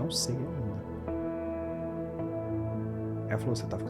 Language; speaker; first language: Portuguese; native; Portuguese